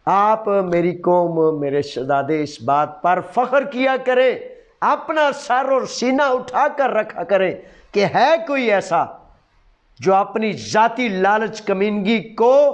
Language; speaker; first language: Urdu; non-native, local second language; Punjabi